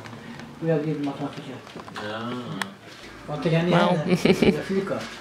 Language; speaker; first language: Swedish; non-native, learner; Kurdish